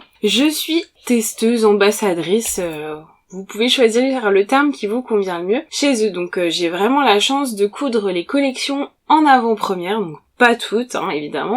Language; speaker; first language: French; native; French